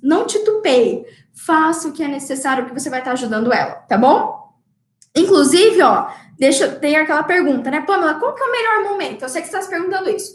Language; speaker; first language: Portuguese; native; Portuguese